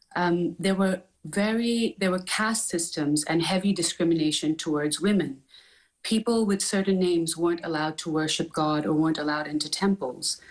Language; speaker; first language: English; native; English